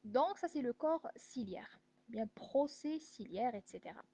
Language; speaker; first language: French; non-native, local second language; Arabic